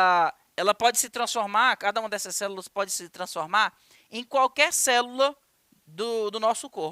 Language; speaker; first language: Portuguese; native; Portuguese